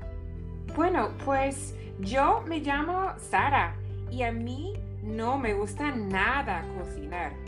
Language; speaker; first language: Spanish; non-native, fluent; English